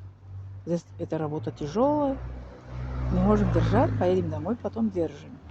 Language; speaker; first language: Russian; non-native, learner; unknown